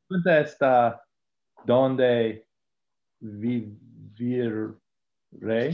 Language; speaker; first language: Spanish; non-native, learner; English